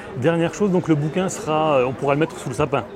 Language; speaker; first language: French; native; French